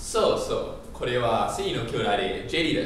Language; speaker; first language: Japanese; non-native, learner; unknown